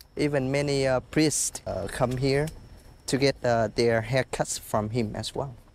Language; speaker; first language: English; non-native, fluent; Vietnamese